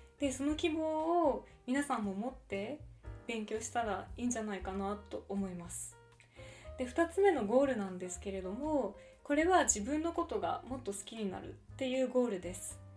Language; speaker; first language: Japanese; native; Japanese